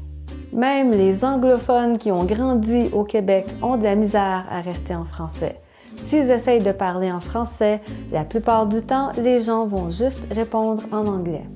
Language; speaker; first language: French; native; French